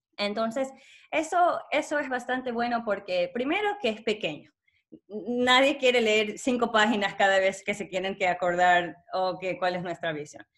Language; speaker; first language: Spanish; early bilingual, heritage; Spanish